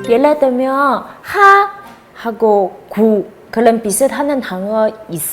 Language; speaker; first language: Korean; non-native, fluent; Chinese